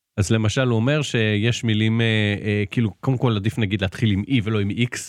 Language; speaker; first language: Hebrew; native; Hebrew